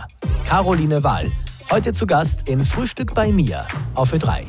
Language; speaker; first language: German; native; German